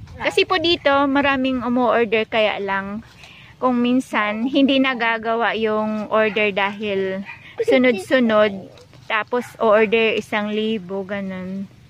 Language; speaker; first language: Filipino; non-native, local second language; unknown